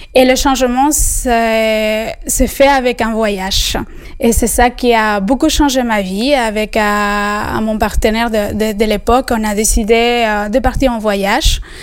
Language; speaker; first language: French; non-native, fluent; Spanish